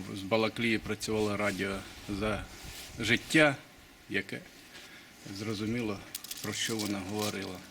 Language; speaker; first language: Ukrainian; native; Ukrainian